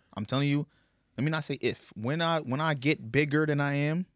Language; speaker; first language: English; early bilingual, other home language; Yoruba